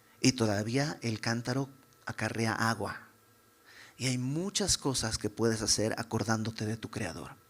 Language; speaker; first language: Spanish; native; Spanish